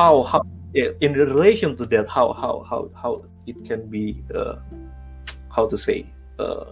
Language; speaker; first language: English; non-native, learner; Indonesian